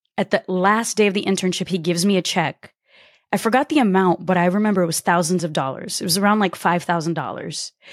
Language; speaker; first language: English; early bilingual, other home language; Portuguese